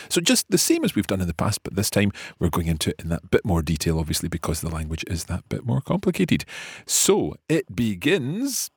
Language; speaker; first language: English; native; English